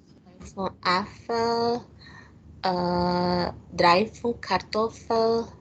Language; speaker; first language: German; non-native, learner; Indonesian